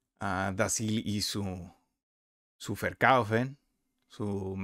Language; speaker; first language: German; non-native, learner; Spanish